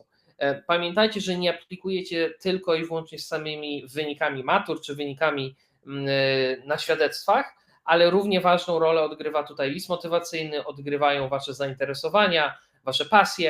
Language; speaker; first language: Polish; native; Polish